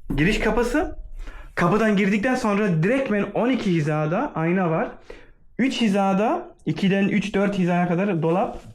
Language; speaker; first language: Turkish; early bilingual, heritage; Turkish